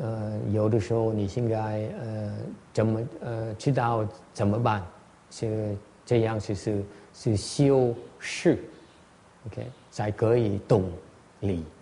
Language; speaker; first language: Chinese; non-native, learner; Vietnamese